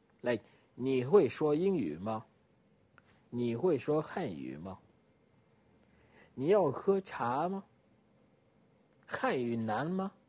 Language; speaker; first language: Chinese; non-native, fluent; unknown